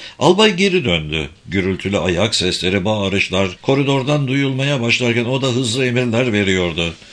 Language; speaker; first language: Turkish; native; Turkish